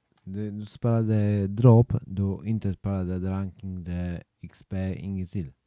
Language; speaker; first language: Swedish; non-native, learner; Polish